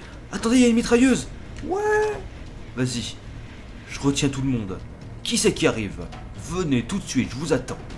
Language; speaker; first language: French; native; French